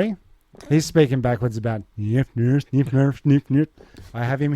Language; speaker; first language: English; native; English